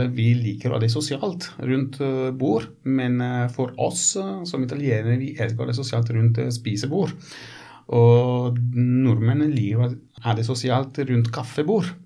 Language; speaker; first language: Norwegian; non-native, fluent; Italian